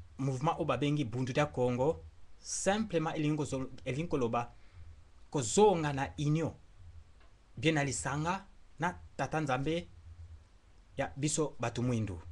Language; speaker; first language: Lingala; non-native, local second language; Kongo